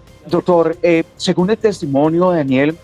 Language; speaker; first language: Spanish; native; Spanish